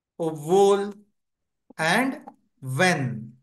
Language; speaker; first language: English; non-native, local second language; Hindi